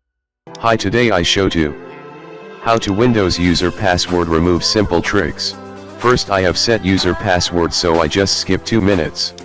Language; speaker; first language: English; non-native, learner; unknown